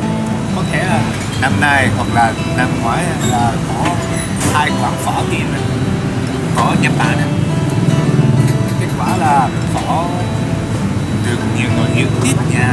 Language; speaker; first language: Vietnamese; non-native, learner; Japanese